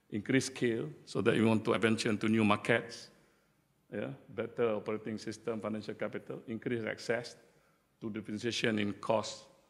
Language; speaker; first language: English; non-native, local second language; Malay